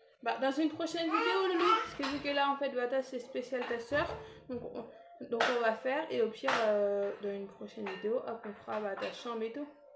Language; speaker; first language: French; native; French